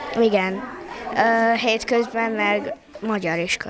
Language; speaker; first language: Hungarian; early bilingual, other home language; Chinese